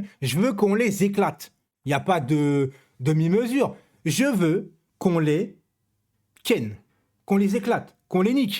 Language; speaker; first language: French; native; French